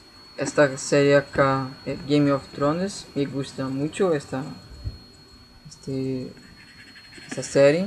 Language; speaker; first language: Spanish; non-native, learner; Portuguese